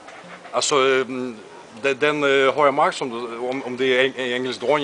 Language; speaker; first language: Danish; non-native, fluent; Russian